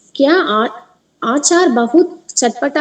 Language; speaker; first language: Hindi; non-native, learner; Telugu